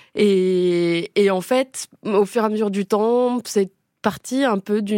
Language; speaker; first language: French; early bilingual, other home language; Portuguese